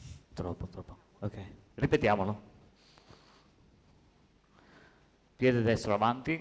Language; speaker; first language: Italian; native; Italian